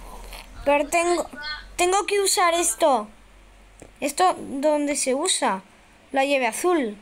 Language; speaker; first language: Spanish; native; Spanish